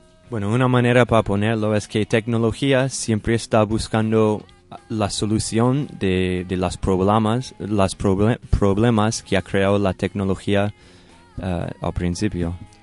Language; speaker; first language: Spanish; native; Spanish